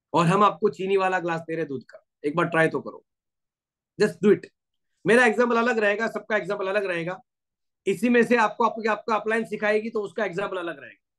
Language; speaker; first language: Hindi; non-native, local second language; Gujarati